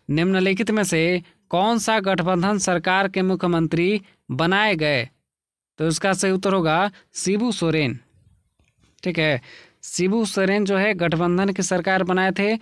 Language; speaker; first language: Hindi; native; Hindi